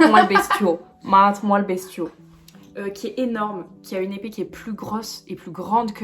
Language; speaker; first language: French; native; French